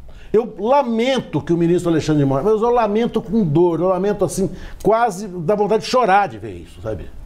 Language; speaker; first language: Portuguese; native; Portuguese